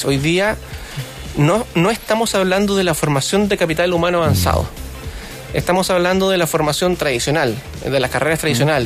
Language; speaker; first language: Spanish; native; Spanish